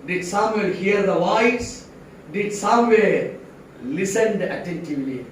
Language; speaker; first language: English; non-native, local second language; Tamil